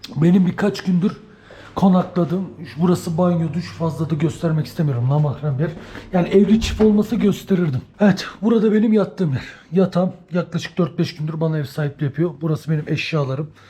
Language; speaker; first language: Turkish; native; Turkish